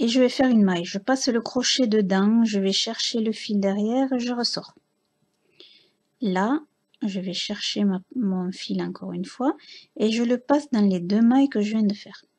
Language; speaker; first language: French; native; French